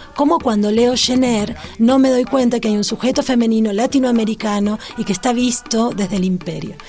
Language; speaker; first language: Spanish; native; Spanish